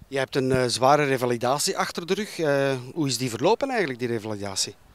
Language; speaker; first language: Dutch; native; Dutch